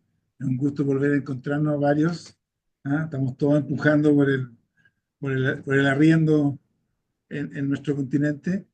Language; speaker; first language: Spanish; native; Spanish